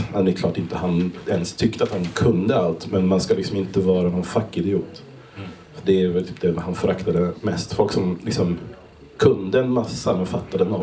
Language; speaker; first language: Swedish; native; Swedish